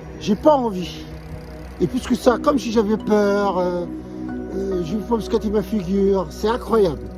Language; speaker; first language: French; non-native, local second language; Arabic